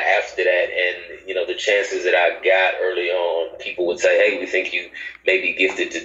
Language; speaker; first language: English; native; English